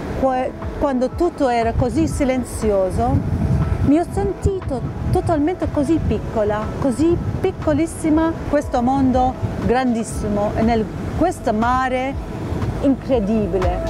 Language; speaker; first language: Italian; non-native, fluent; Maltese